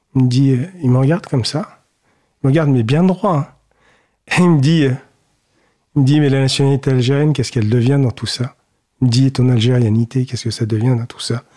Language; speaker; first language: French; early bilingual, other home language; Kabyle